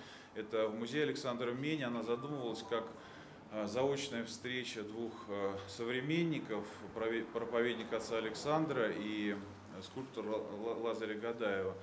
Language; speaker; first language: Russian; native; Russian